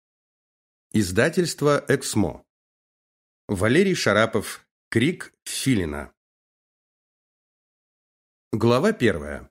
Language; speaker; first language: Russian; native; Russian